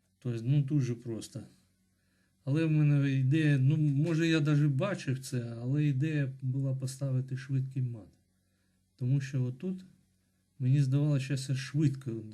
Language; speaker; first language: Ukrainian; non-native, local second language; Russian